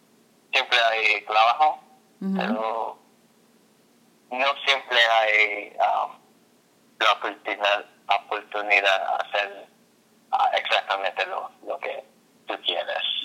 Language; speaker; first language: Spanish; non-native, fluent; English